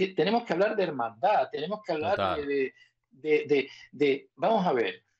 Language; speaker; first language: Spanish; native; Spanish